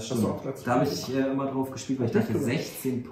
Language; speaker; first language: German; native; German